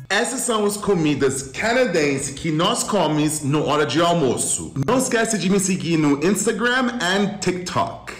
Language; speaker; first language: Portuguese; non-native, learner; English